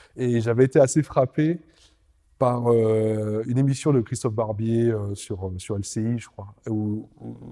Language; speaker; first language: French; native; French